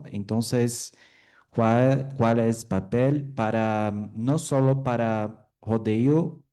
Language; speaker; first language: Spanish; non-native, fluent; Portuguese